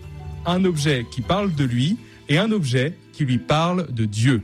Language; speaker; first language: French; native; French